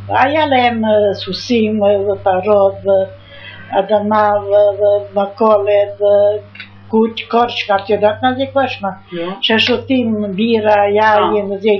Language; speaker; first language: Hebrew; non-native, fluent; Yiddish